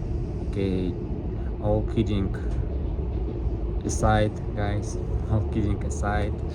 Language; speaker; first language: English; non-native, learner; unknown